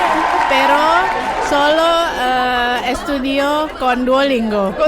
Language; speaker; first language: Spanish; non-native, learner; Indonesian